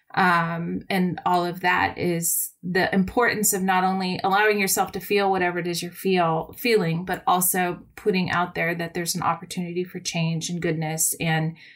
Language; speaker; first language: English; native; English